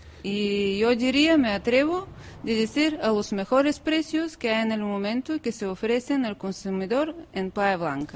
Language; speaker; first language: Spanish; non-native, fluent; Bulgarian